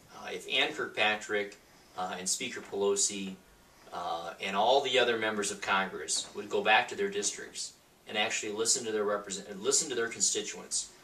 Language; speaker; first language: English; native; English